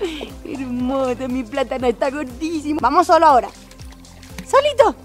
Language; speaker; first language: Spanish; native; Spanish